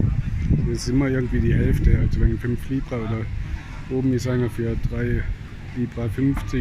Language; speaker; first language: German; native; German